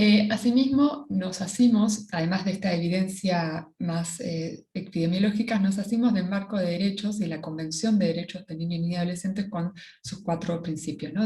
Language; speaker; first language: Spanish; native; Spanish